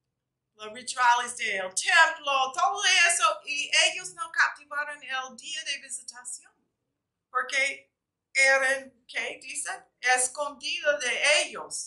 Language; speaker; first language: Spanish; non-native, fluent; English